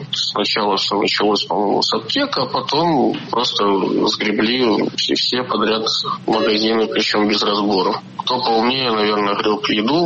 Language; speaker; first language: Russian; native; Russian